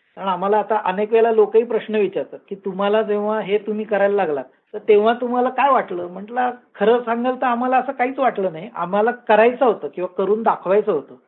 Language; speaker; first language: Marathi; native; Marathi